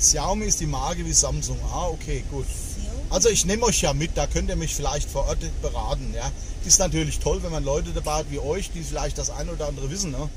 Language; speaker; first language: German; native; German